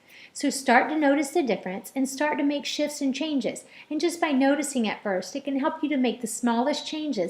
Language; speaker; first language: English; native; English